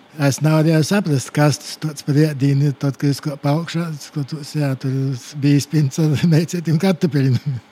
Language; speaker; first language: Latvian; native; Latvian